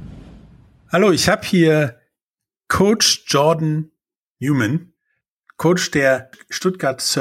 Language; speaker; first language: German; native; German